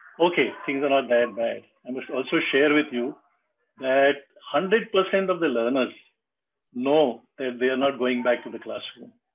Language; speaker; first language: English; non-native, local second language; Marathi